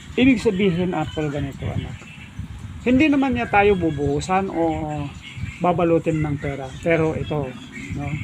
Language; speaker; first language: Filipino; non-native, local second language; Iloko